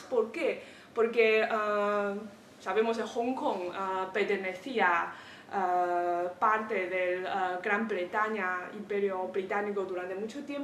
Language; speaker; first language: Spanish; non-native, fluent; Chinese